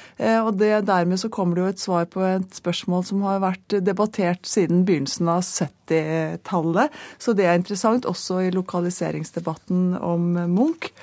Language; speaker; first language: Norwegian; native; Norwegian